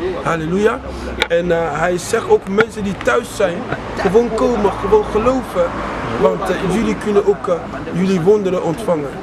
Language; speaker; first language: Dutch; non-native, fluent; French